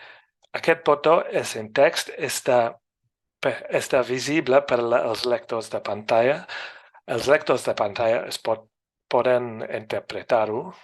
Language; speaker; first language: Catalan; non-native, fluent; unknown